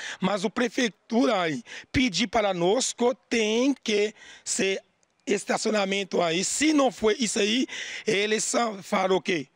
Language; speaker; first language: Portuguese; non-native, learner; Haitian Creole